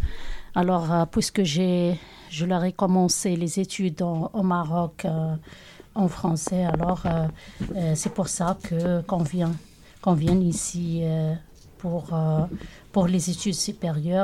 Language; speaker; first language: French; non-native, local second language; Arabic